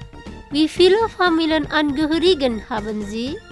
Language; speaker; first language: German; non-native, fluent; Indonesian